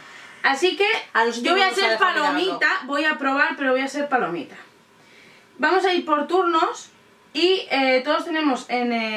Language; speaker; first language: Spanish; native; Spanish